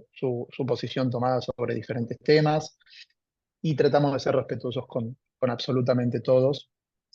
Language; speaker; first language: Spanish; native; Spanish